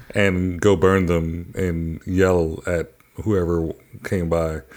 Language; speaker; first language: English; native; English